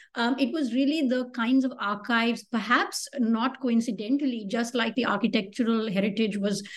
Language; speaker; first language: English; non-native, local second language; Hindi